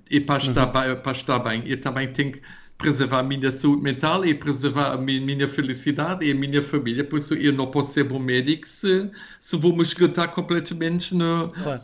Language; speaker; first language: Portuguese; non-native, fluent; German